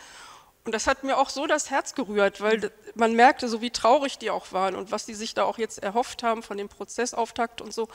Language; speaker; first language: German; native; German